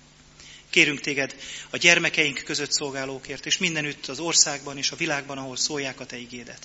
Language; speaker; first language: Hungarian; native; Hungarian